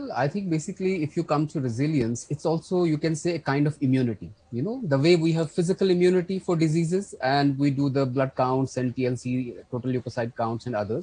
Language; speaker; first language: English; non-native, local second language; Kashmiri